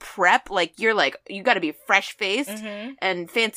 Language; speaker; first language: English; native; English